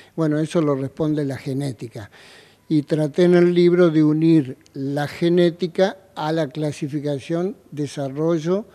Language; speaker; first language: Spanish; native; Spanish